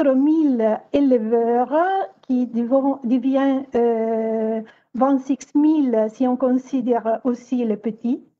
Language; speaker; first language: French; non-native, fluent; Italian